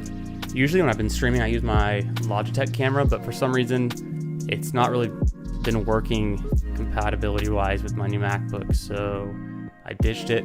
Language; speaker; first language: English; native; English